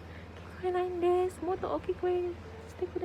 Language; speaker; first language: Japanese; non-native, learner; Indonesian